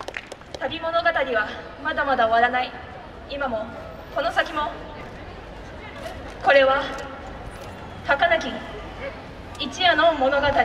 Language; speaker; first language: Japanese; native; Japanese